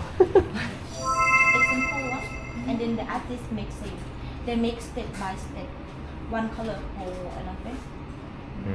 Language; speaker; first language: English; non-native, learner; Thai